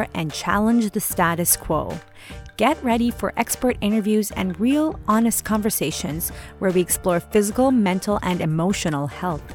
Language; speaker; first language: English; early bilingual, other home language; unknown